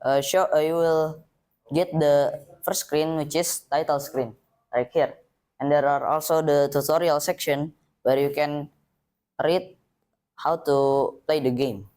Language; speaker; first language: English; non-native, learner; Indonesian